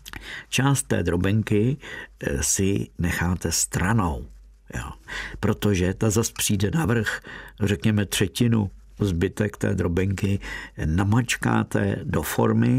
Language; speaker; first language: Czech; native; Czech